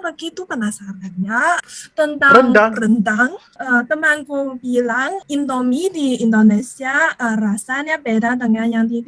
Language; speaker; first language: Indonesian; non-native, learner; Chinese